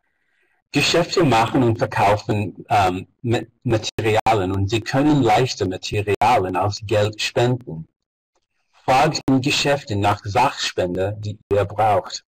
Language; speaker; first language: German; non-native, fluent; English